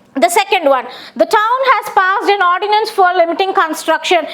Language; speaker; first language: English; non-native, local second language; Telugu